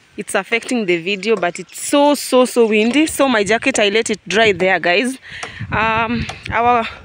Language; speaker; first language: English; non-native, local second language; Luo (Kenya and Tanzania)